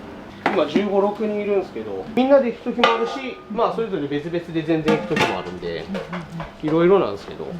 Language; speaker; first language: Japanese; native; Japanese